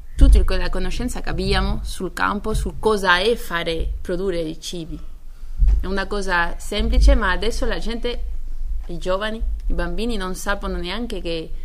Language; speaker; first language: Italian; non-native, learner; Spanish